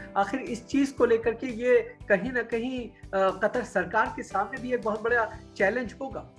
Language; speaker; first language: Hindi; native; Hindi